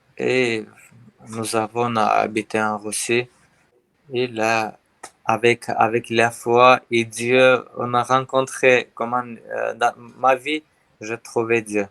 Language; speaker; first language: French; non-native, learner; Armenian